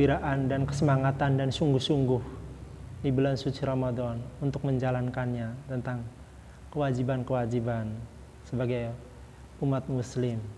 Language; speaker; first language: Indonesian; native; Indonesian